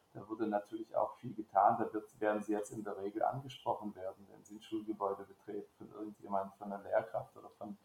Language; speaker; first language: German; native; German